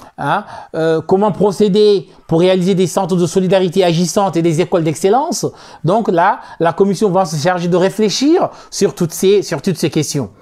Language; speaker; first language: French; non-native, local second language; Soninke